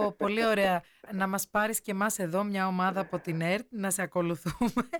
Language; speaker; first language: Greek; native; Greek